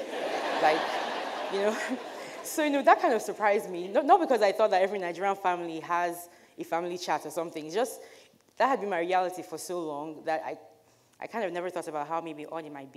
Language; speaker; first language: English; non-native, local second language; Igbo